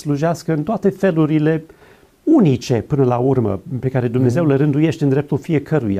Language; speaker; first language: Romanian; non-native, fluent; English